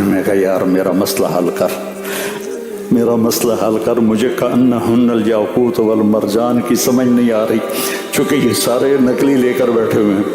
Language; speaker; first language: Urdu; non-native, local second language; Punjabi